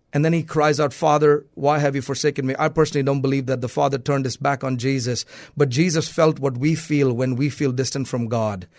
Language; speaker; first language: English; non-native, local second language; Malayalam